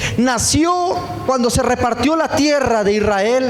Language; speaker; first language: Spanish; native; Spanish